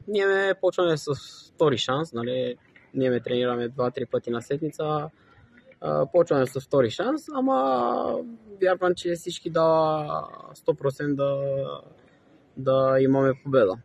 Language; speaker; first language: Bulgarian; non-native, learner; Romanian